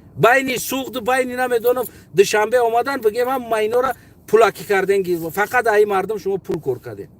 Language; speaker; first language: Tajik; native; Tajik